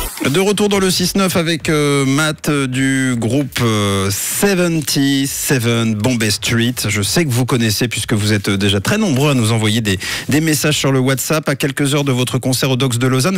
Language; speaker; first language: French; native; French